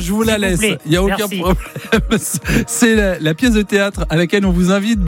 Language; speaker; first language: French; native; French